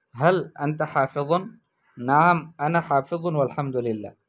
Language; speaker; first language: Arabic; non-native, fluent; Urdu